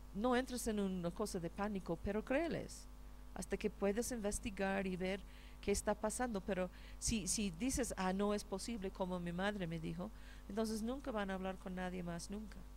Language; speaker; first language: Spanish; non-native, fluent; English